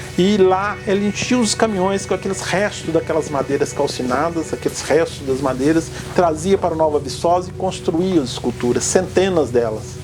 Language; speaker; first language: Portuguese; native; Portuguese